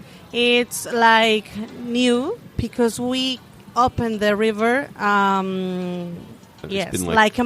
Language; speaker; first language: English; non-native, learner; Spanish